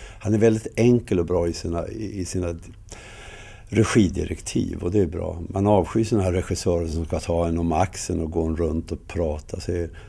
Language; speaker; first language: Swedish; native; Swedish